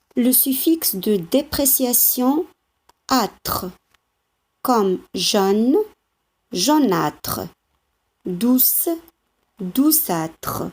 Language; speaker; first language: French; non-native, local second language; Arabic